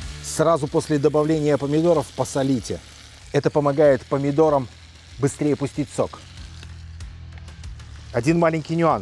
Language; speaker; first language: Russian; native; Russian